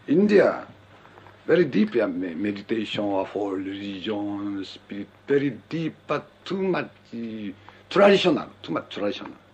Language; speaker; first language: English; non-native, learner; Japanese